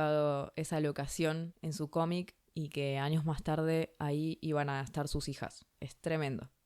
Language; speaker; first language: Spanish; native; Spanish